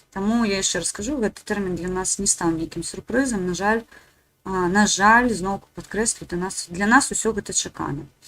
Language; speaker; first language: Belarusian; native; Belarusian